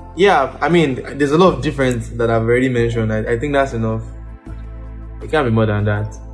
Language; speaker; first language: English; non-native, local second language; Yoruba